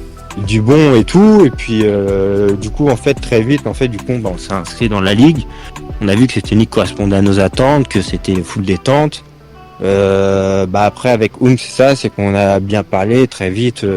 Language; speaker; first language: French; native; French